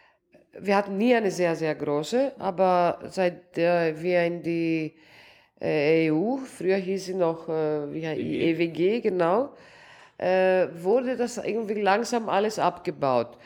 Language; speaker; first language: German; non-native, local second language; Greek